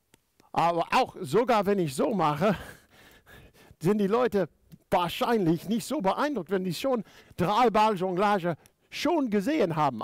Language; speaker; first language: German; non-native, fluent; English